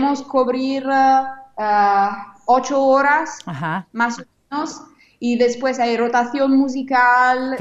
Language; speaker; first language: Spanish; non-native, fluent; Italian